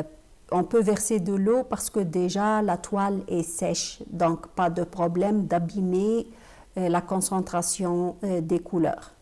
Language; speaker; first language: French; non-native, fluent; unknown